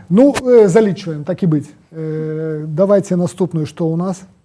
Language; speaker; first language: Belarusian; native; Belarusian